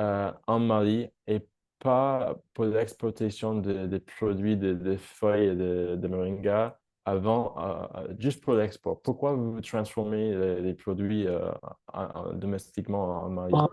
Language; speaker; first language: French; non-native, fluent; English